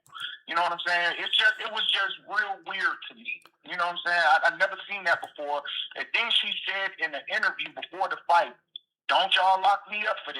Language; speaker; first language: English; native; English